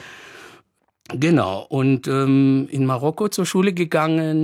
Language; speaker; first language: German; non-native, fluent; Arabic